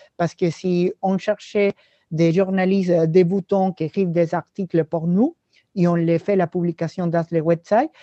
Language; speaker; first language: French; non-native, learner; Spanish